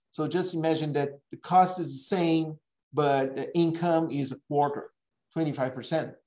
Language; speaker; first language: English; non-native, fluent; Portuguese